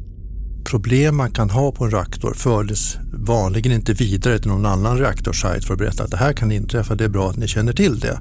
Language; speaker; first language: Swedish; native; Swedish